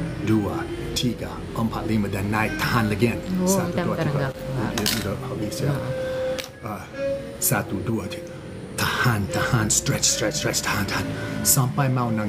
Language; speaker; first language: Indonesian; non-native, learner; English